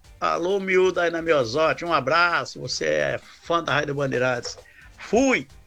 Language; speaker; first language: Portuguese; native; Portuguese